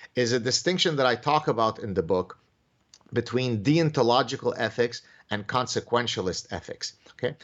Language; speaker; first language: English; early bilingual, other home language; Arabic